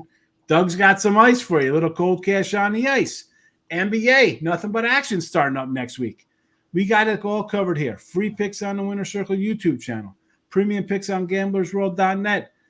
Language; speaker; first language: English; native; English